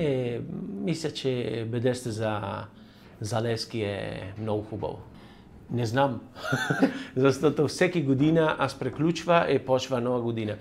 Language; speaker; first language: Bulgarian; non-native, learner; Italian